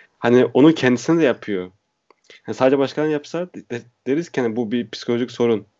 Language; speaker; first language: Turkish; native; Turkish